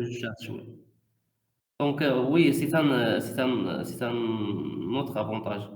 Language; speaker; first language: French; non-native, learner; Arabic